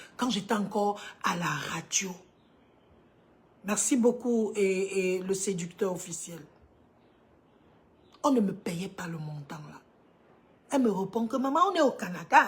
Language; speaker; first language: French; native; French